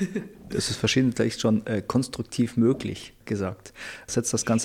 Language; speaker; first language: German; native; German